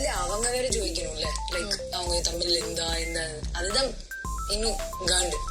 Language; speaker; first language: Malayalam; non-native, fluent; Tamil